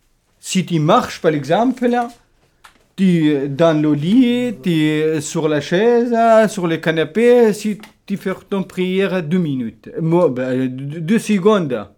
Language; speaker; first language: French; non-native, learner; Kurdish